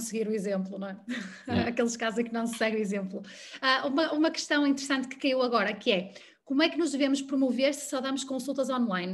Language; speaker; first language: Portuguese; native; Portuguese